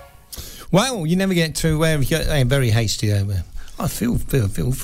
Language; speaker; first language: English; native; English